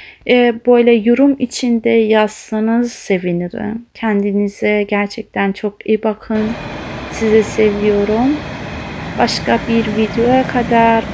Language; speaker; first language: Turkish; non-native, fluent; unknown